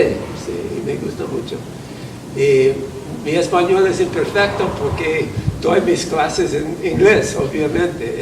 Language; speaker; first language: Spanish; non-native, fluent; English